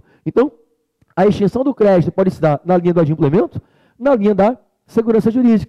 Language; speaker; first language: Portuguese; native; Portuguese